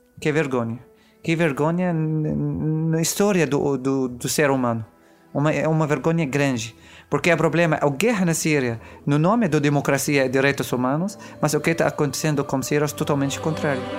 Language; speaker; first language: Portuguese; non-native, learner; Arabic